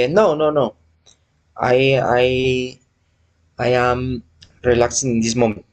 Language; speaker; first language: English; non-native, learner; Spanish